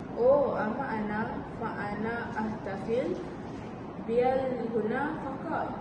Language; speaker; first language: Arabic; non-native, learner; Malay